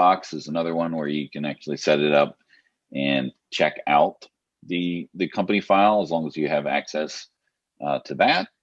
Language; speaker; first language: English; native; English